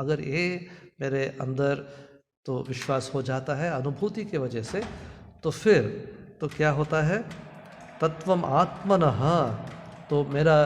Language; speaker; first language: Hindi; non-native, local second language; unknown